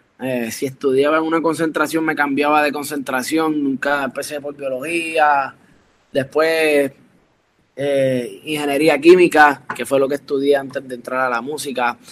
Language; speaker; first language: Spanish; native; Spanish